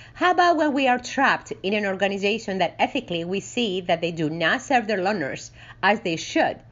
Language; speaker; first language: English; non-native, fluent; Greek